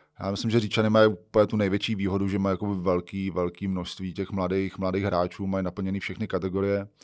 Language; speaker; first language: Czech; native; Czech